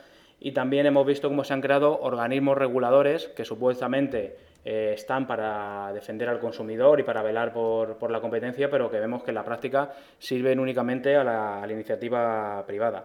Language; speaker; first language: Spanish; native; Spanish